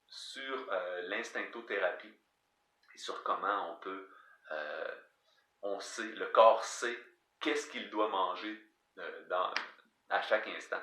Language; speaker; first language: French; native; French